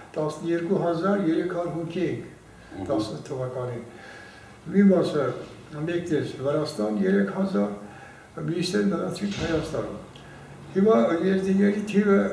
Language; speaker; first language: Armenian; non-native, local second language; Kurdish